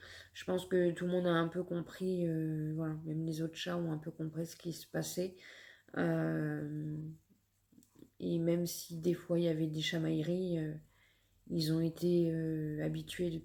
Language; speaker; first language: French; native; French